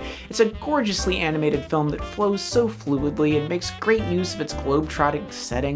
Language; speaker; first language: English; native; English